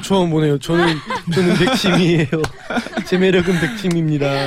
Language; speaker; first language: Korean; native; Korean